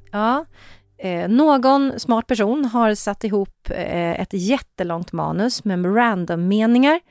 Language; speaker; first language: Swedish; native; Swedish